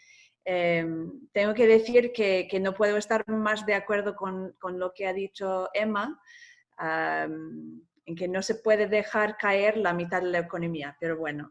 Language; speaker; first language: Spanish; non-native, fluent; English